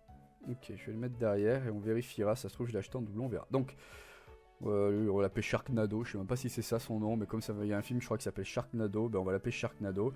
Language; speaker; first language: French; native; French